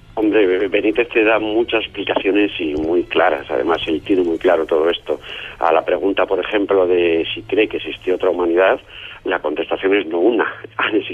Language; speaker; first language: Spanish; native; Spanish